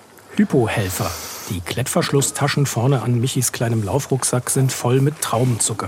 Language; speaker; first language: German; native; German